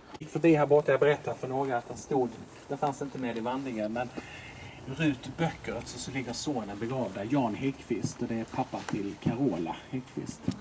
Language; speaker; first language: Swedish; native; Swedish